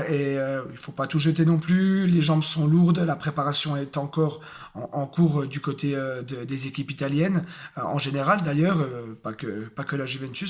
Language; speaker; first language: French; native; French